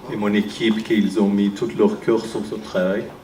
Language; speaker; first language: French; non-native, fluent; Persian